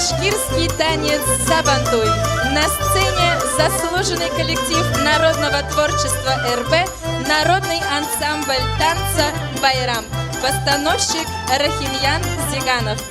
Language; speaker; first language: Russian; native; Russian